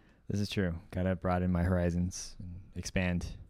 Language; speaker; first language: English; native; English